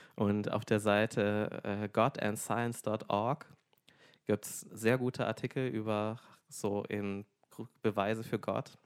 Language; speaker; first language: German; native; German